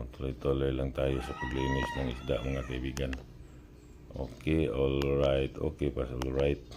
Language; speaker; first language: Filipino; non-native, local second language; Cebuano